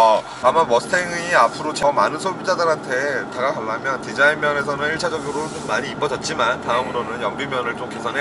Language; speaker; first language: Korean; native; Korean